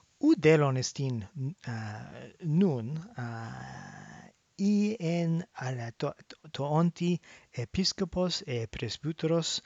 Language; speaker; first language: Greek; non-native, learner; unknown